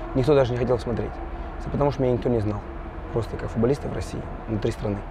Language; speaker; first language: Russian; non-native, fluent; Georgian